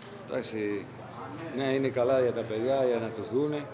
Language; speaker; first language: Greek; non-native, fluent; Spanish